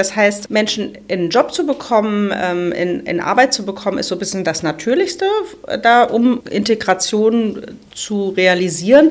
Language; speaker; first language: German; native; German